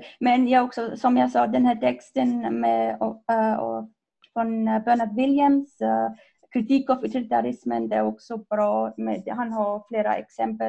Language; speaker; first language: Swedish; non-native, fluent; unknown